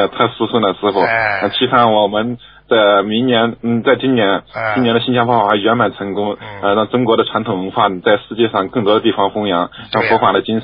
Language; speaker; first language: Chinese; native; Chinese